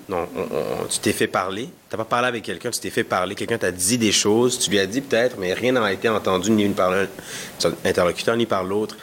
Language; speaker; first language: French; early bilingual, other home language; Kinyarwanda